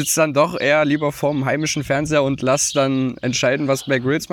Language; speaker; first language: German; native; German